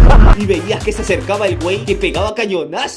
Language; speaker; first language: Spanish; native; Spanish